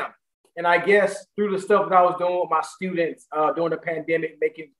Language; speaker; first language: English; native; English